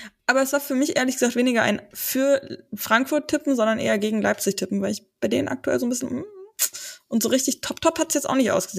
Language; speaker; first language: German; native; German